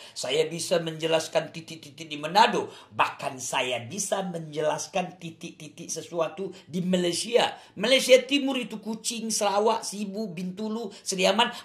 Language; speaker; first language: Indonesian; non-native, local second language; Achinese